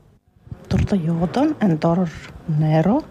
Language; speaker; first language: Dutch; non-native, learner; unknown